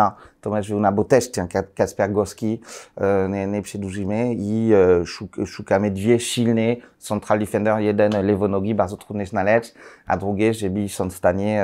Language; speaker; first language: Polish; non-native, learner; French